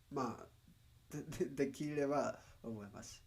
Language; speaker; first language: Japanese; non-native, learner; Spanish